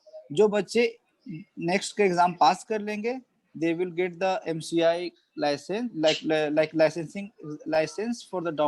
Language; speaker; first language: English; non-native, local second language; Hindi